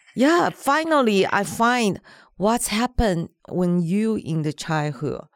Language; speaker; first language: English; non-native, learner; Chinese